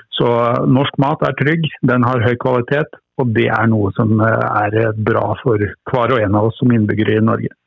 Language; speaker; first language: Norwegian; native; Norwegian